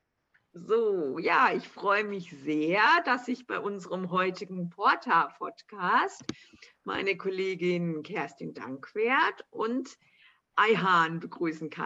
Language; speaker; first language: German; native; German